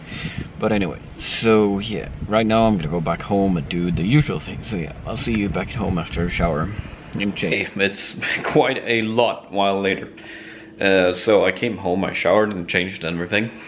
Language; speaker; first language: English; non-native, fluent; Swedish